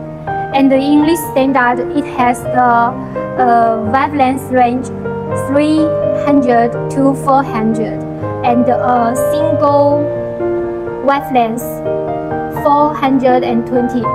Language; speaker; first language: English; non-native, learner; Chinese